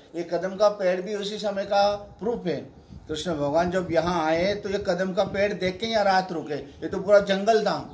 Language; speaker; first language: Hindi; non-native, local second language; Gujarati